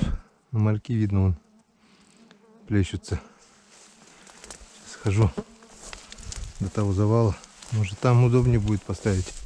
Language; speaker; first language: Russian; native; Russian